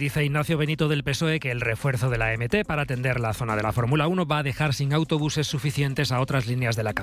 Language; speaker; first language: Spanish; native; Spanish